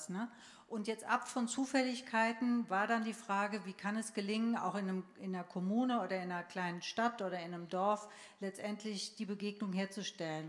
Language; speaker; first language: German; native; German